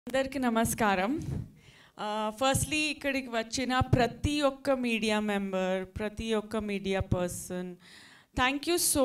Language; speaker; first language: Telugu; non-native, fluent; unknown